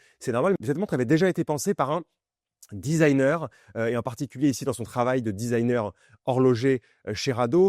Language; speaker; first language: French; native; French